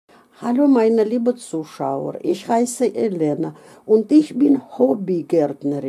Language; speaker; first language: German; non-native, fluent; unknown